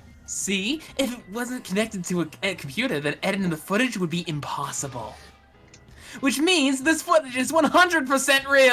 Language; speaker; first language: English; native; English